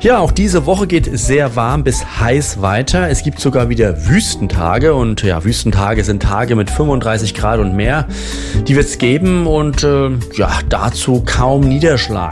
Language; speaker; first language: German; native; German